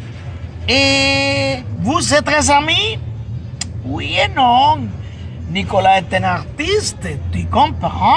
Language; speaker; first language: French; non-native, fluent; Spanish